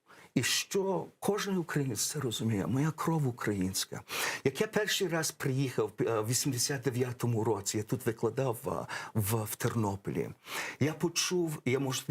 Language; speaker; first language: Ukrainian; early bilingual, heritage; English